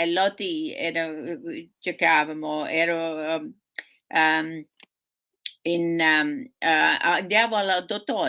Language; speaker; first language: Italian; early bilingual, heritage; Sicilian